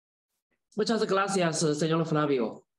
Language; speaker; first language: Spanish; non-native, learner; Chinese